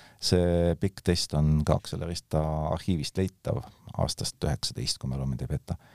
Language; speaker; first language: Estonian; native; Estonian